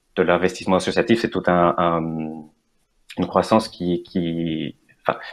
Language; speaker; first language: French; non-native, fluent; Spanish